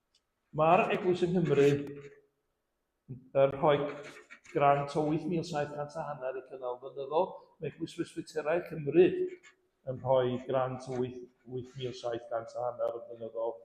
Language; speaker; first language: Welsh; native; Welsh